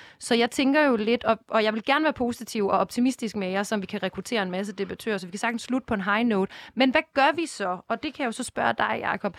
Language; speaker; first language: Danish; native; Danish